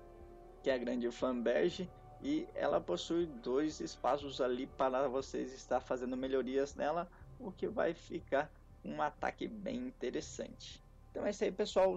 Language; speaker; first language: Portuguese; native; Portuguese